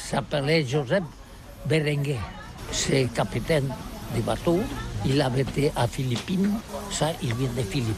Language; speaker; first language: French; non-native, learner; Catalan